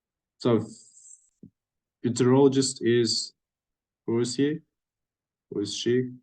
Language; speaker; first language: English; non-native, fluent; Russian